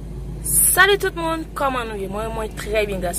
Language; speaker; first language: Haitian Creole; native; Haitian Creole